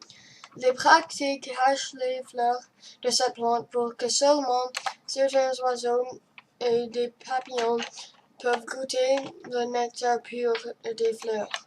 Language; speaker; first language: French; non-native, learner; English